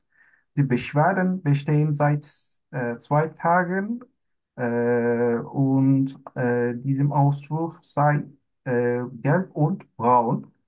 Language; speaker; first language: German; non-native, learner; Turkish